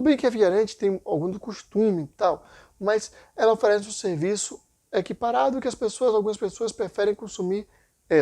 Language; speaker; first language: Portuguese; native; Portuguese